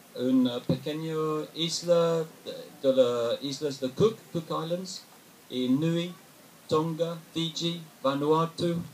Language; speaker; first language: Spanish; non-native, learner; English